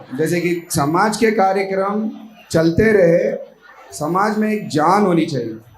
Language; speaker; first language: Hindi; non-native, local second language; Marathi